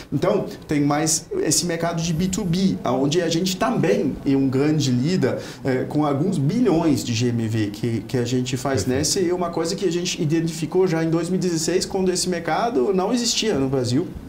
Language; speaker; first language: Portuguese; non-native, fluent; German